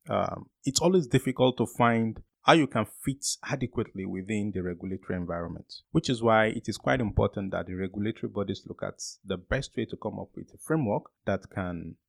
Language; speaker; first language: English; non-native, local second language; Yoruba